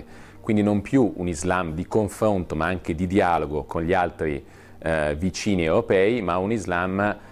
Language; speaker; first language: Italian; native; Italian